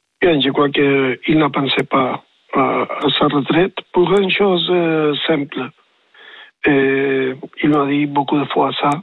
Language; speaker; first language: French; non-native, learner; Spanish